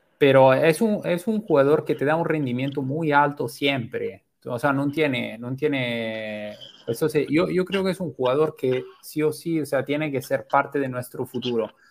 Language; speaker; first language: Spanish; non-native, fluent; Italian